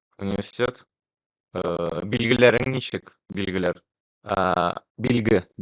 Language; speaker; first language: Turkish; non-native, learner; Tatar